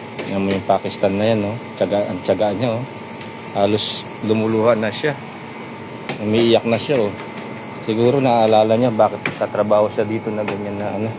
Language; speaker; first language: Filipino; non-native, local second language; Pampanga